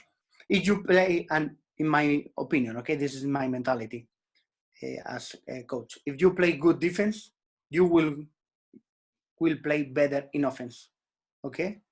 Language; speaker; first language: English; non-native, learner; Spanish